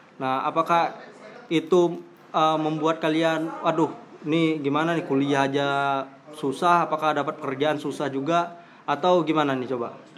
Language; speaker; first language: Indonesian; native; Indonesian